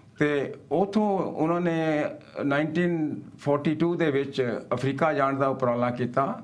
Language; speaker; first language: Punjabi; early bilingual, heritage; Punjabi